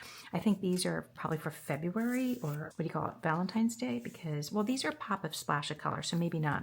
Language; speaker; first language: English; native; English